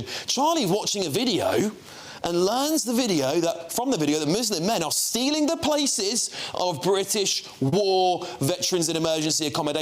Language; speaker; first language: English; native; English